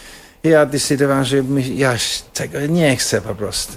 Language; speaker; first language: Polish; non-native, fluent; English